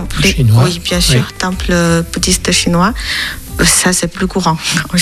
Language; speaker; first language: French; non-native, learner; Chinese